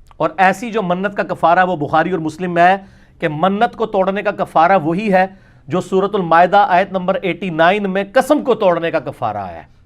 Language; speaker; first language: Urdu; non-native, local second language; Punjabi